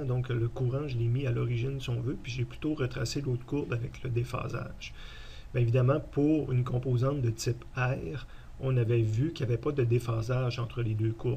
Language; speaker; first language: French; native; French